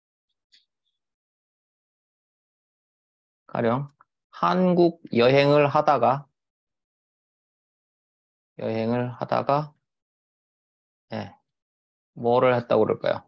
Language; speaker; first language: Korean; native; Korean